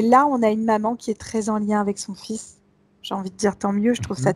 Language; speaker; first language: French; native; French